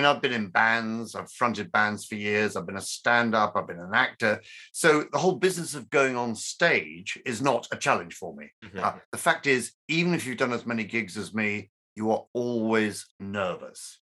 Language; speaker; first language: English; native; English